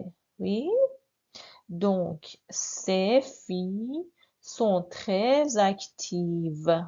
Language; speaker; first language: French; non-native, fluent; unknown